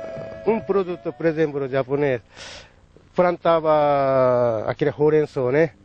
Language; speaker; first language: Portuguese; non-native, learner; Japanese